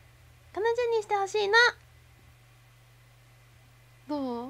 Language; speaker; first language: Japanese; native; Japanese